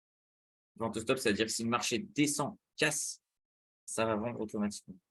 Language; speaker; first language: French; native; French